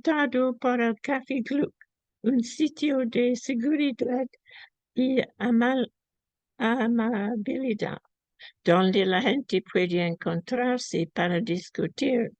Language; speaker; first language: Spanish; non-native, fluent; English